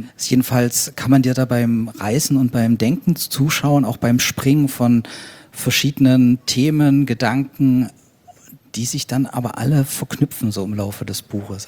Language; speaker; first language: German; native; German